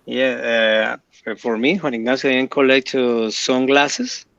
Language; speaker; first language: English; non-native, learner; Spanish